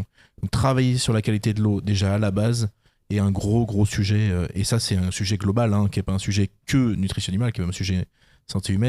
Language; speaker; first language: French; native; French